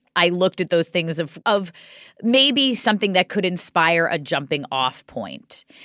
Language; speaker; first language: English; native; English